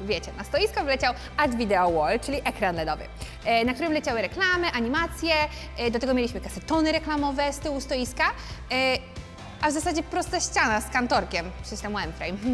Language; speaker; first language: Polish; native; Polish